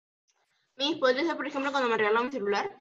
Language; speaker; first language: Spanish; native; Spanish